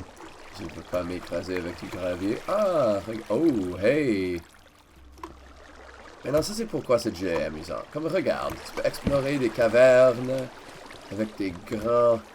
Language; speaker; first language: French; non-native, learner; English